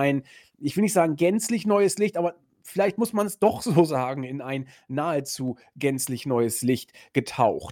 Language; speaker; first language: German; native; German